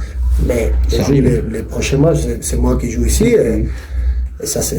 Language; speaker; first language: French; non-native, learner; Spanish